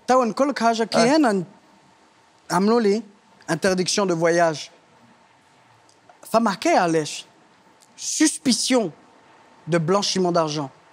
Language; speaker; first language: Arabic; non-native, fluent; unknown